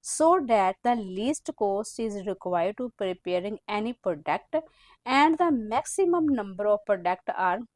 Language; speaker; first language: English; non-native, local second language; Punjabi